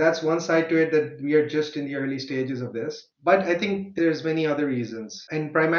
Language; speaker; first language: English; non-native, local second language; Urdu